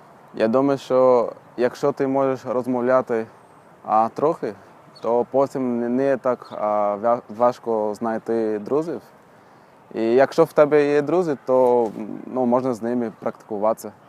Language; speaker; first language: Ukrainian; non-native, fluent; Portuguese